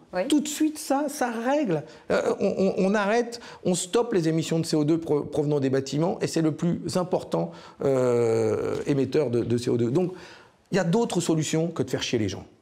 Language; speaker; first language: French; native; French